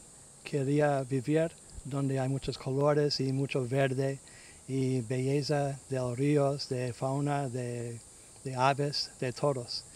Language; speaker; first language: Spanish; non-native, learner; English